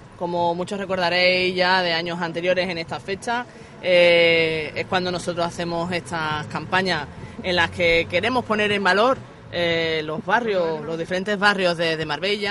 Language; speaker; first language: Spanish; native; Spanish